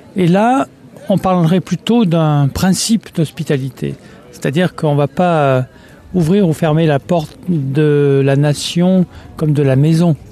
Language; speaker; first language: French; native; French